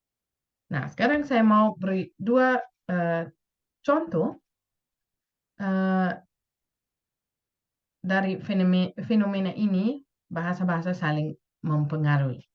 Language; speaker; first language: Indonesian; non-native, fluent; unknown